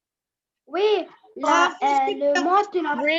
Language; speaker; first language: French; non-native, learner; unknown